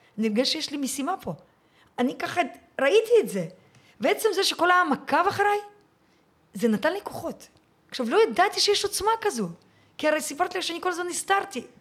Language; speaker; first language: Hebrew; early bilingual, other home language; Russian